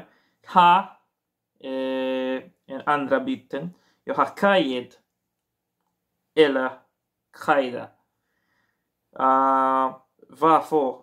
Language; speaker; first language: Swedish; non-native, learner; Portuguese